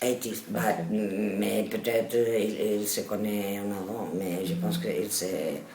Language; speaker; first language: French; non-native, learner; Catalan